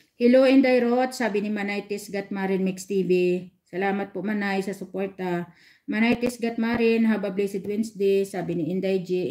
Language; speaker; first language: Filipino; non-native, local second language; Hiligaynon